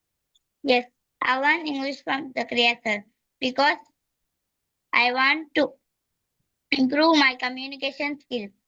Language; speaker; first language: English; non-native, learner; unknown